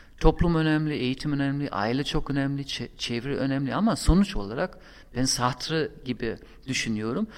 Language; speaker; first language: Turkish; non-native, fluent; German